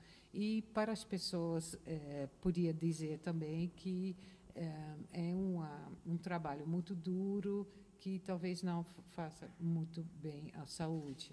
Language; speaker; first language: Portuguese; non-native, fluent; Dutch